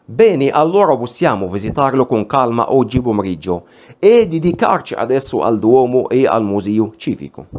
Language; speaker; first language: Italian; non-native, fluent; Arabic